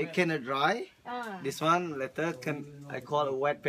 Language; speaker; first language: English; non-native, learner; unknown